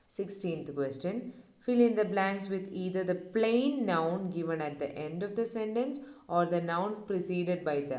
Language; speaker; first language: English; non-native, local second language; Malayalam